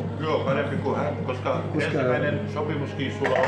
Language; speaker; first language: Finnish; non-native, fluent; Turkish